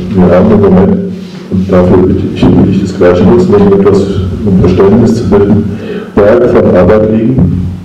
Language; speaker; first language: German; native; German